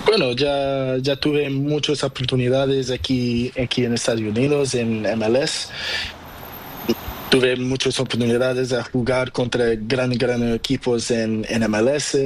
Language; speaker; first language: Spanish; non-native, learner; Portuguese